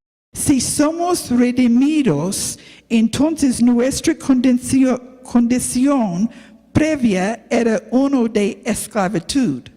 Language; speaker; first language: Spanish; non-native, learner; English